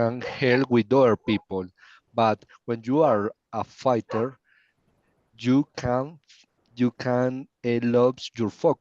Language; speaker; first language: English; non-native, learner; Spanish